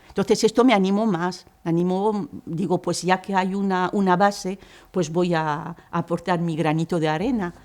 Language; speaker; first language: Spanish; non-native, fluent; Arabic